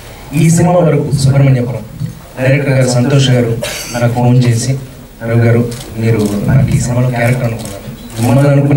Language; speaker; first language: Telugu; native; Telugu